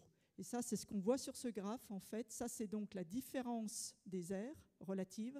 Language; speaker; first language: French; native; French